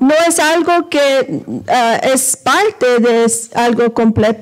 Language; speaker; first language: Spanish; early bilingual, heritage; Spanish